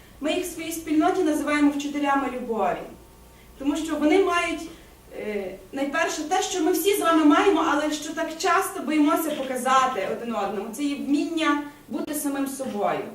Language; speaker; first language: Ukrainian; native; Ukrainian